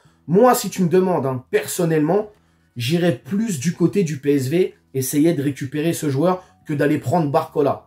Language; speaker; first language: French; native; French